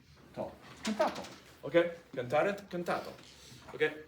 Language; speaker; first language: Italian; non-native, fluent; English